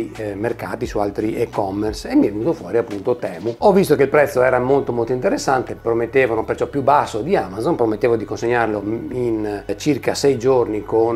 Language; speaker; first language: Italian; native; Italian